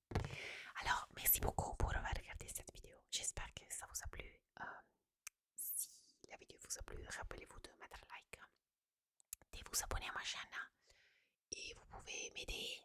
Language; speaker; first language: French; non-native, fluent; Italian